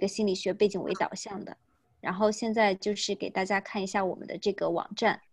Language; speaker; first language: Chinese; native; Chinese